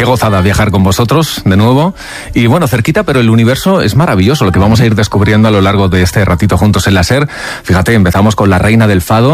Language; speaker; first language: Spanish; native; Spanish